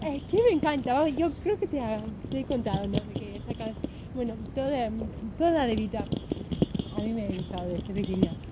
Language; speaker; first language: Spanish; native; Spanish